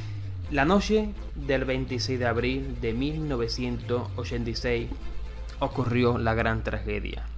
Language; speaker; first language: Spanish; native; Spanish